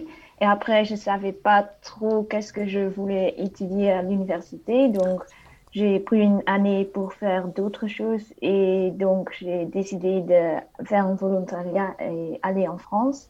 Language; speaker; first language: French; non-native, fluent; Dutch